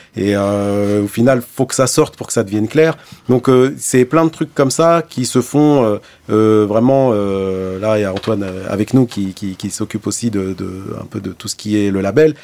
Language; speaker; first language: French; non-native, local second language; Arabic